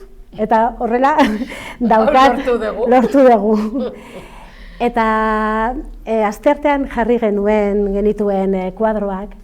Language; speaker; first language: Basque; non-native, local second language; Spanish